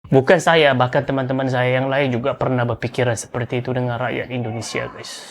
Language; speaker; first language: Malay; native; Malay